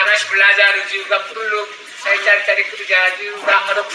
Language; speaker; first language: Indonesian; non-native, learner; Korean